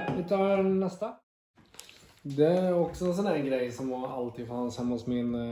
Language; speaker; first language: Swedish; native; Swedish